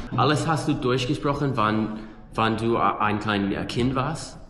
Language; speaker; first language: German; non-native, learner; English